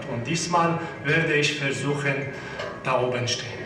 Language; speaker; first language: German; non-native, fluent; Persian